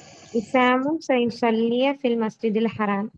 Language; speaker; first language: Arabic; non-native, learner; Tamil